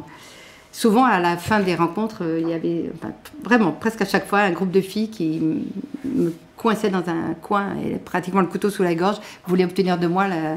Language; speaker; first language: French; native; French